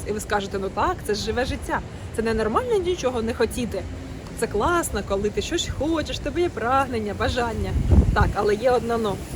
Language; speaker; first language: Ukrainian; non-native, local second language; Russian